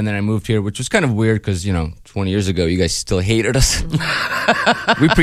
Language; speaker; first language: English; non-native, fluent; Russian